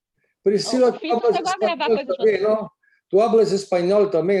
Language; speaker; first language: Spanish; non-native, fluent; Portuguese